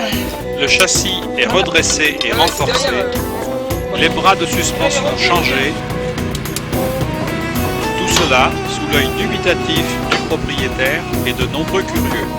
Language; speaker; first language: French; native; French